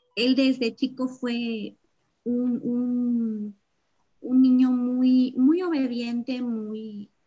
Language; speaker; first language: Spanish; native; Spanish